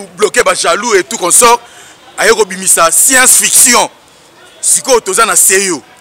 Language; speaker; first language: Lingala; native; Lingala